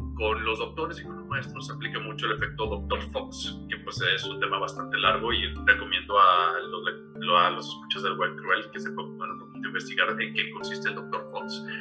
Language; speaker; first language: Spanish; native; Spanish